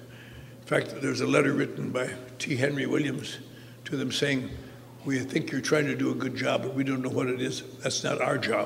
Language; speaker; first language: English; native; English